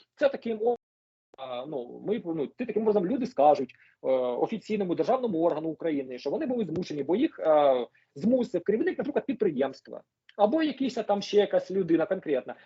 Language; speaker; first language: Ukrainian; non-native, local second language; Russian